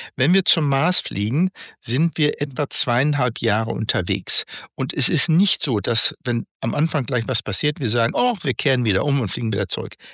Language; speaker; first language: German; native; German